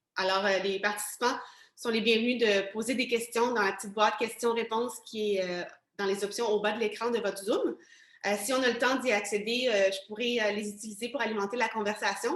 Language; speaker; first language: French; native; French